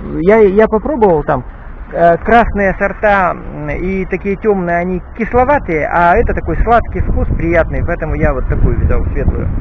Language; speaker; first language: Russian; native; Russian